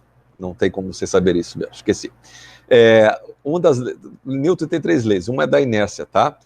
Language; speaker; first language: Portuguese; native; Portuguese